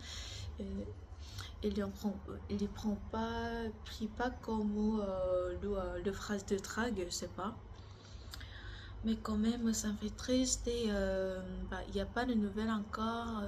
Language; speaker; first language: French; non-native, learner; Korean